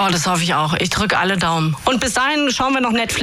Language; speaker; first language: German; native; German